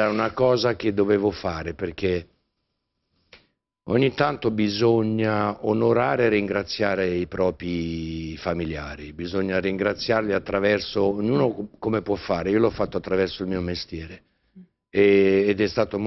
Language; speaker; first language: Italian; native; Italian